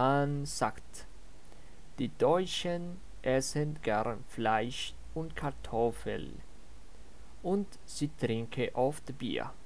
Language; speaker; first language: German; non-native, learner; Spanish